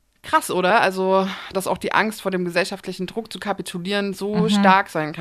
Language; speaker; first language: German; native; German